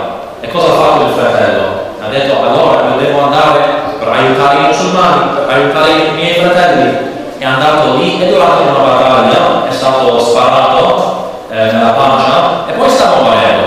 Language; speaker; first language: Italian; non-native, learner; English